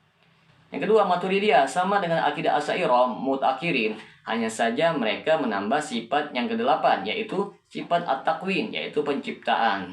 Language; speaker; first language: Indonesian; native; Indonesian